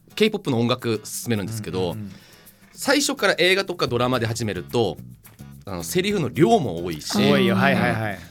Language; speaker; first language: Japanese; non-native, fluent; Korean